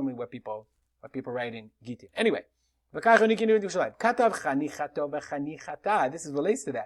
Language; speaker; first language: English; native; English